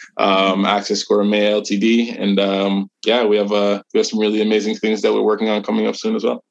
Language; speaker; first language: English; native; English